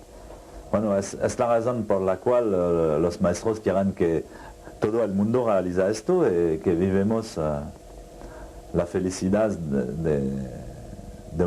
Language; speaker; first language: Spanish; non-native, fluent; French